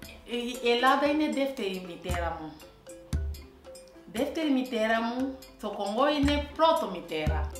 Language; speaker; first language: Greek; non-native, learner; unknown